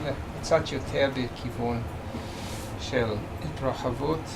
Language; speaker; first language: Hebrew; non-native, fluent; English